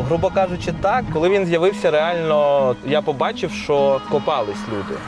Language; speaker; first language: Ukrainian; non-native, local second language; Russian